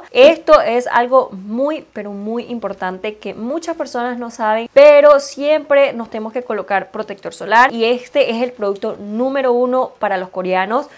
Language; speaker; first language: Spanish; non-native, fluent; Chinese